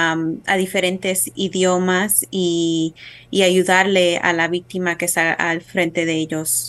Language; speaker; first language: Spanish; early bilingual, heritage; Spanish